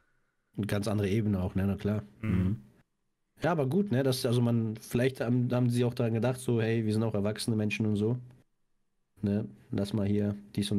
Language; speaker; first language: German; native; German